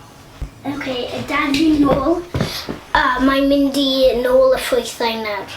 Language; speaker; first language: Welsh; non-native, local second language; English